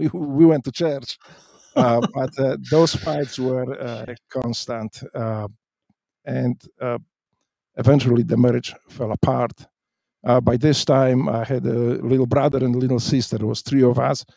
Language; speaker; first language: English; non-native, fluent; Polish